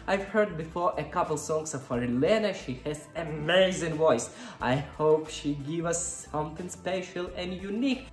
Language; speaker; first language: English; non-native, learner; Russian